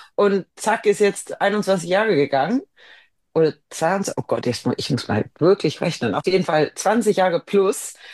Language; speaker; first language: German; non-native, fluent; Swedish